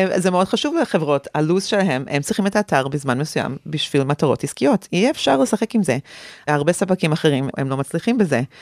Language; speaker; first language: Hebrew; early bilingual, heritage; Hebrew